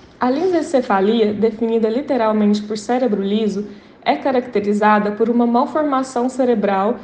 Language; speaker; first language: Portuguese; native; Portuguese